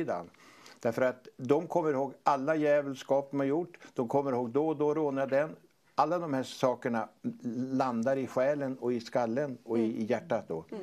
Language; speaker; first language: Swedish; native; Swedish